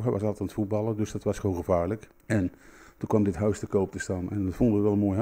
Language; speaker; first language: Dutch; native; Dutch